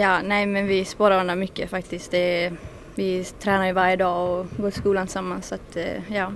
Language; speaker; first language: Swedish; native; Swedish